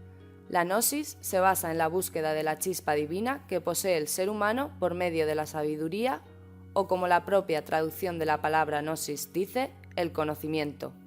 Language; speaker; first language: Spanish; native; Spanish